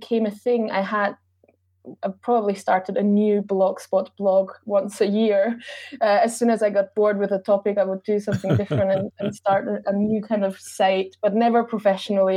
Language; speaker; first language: English; non-native, fluent; German